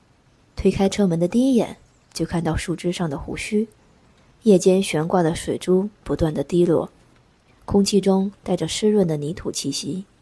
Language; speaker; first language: Chinese; native; Chinese